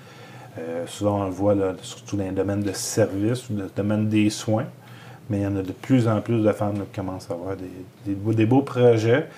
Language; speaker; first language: French; native; French